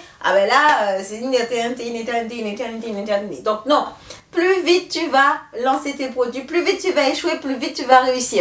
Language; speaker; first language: French; native; French